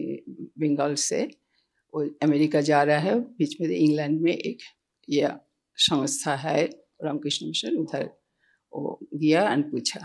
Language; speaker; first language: Hindi; non-native, local second language; Bangla